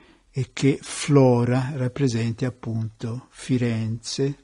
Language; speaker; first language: Italian; native; Italian